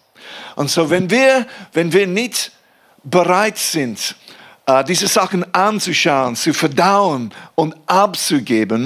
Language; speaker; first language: German; non-native, fluent; English